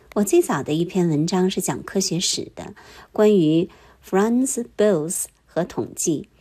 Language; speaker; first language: Chinese; native; Chinese